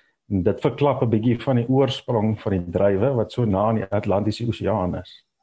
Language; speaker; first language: Afrikaans; native; Afrikaans